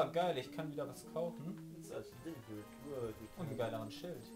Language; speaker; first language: German; native; German